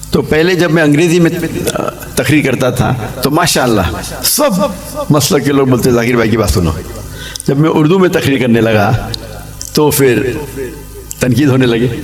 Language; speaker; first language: Urdu; non-native, local second language; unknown